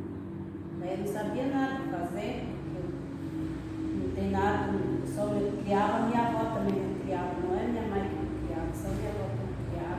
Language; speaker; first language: Portuguese; non-native, local second language; Guarani